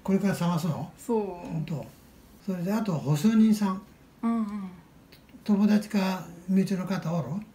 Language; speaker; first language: Japanese; native; Japanese